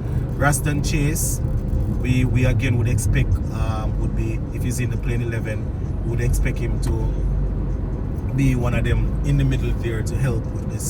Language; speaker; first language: English; native; English